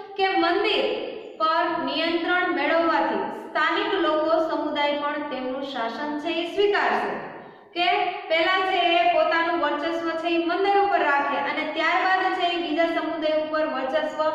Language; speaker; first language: Gujarati; native; Gujarati